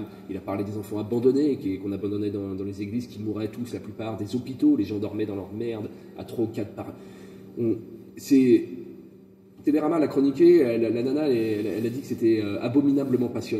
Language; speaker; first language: French; native; French